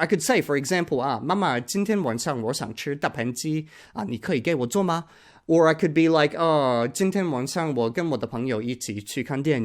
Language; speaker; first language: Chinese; non-native, learner; English